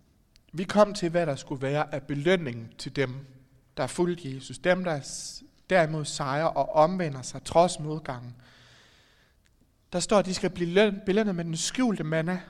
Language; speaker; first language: Danish; native; Danish